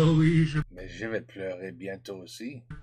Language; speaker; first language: French; non-native, learner; English